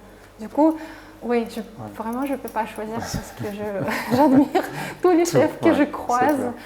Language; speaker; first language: French; non-native, fluent; Russian